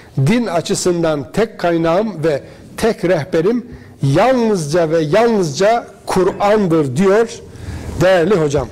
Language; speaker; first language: Turkish; native; Turkish